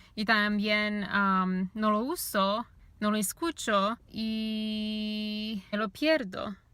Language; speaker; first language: Spanish; non-native, learner; Romanian